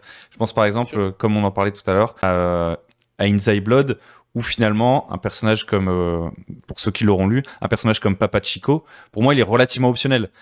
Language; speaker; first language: French; native; French